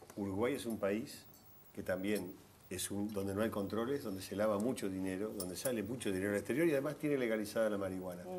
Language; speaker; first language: Spanish; native; Spanish